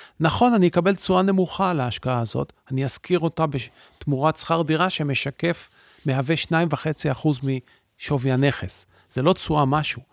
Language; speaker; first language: Hebrew; native; Hebrew